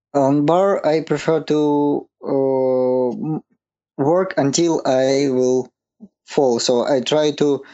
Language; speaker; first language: English; non-native, learner; Russian